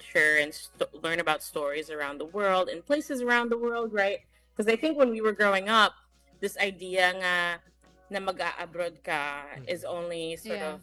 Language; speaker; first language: English; non-native, local second language; Hiligaynon